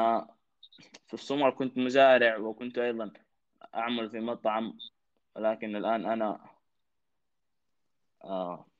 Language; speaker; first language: Arabic; non-native, learner; Somali